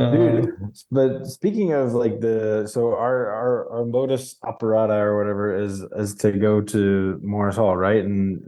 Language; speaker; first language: English; native; English